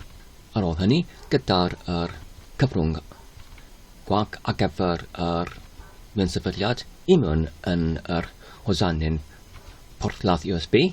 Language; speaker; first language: Welsh; non-native, learner; Polish